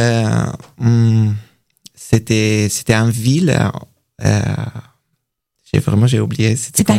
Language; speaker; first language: French; non-native, learner; Persian